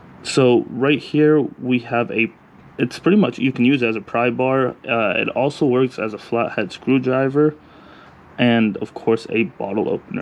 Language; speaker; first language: English; native; English